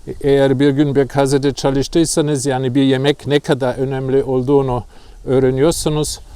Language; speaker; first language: Turkish; non-native, fluent; German